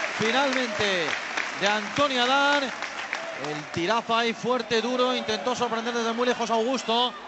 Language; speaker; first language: Spanish; native; Spanish